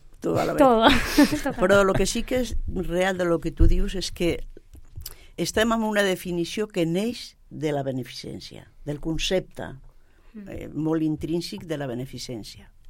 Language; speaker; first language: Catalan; non-native, local second language; Spanish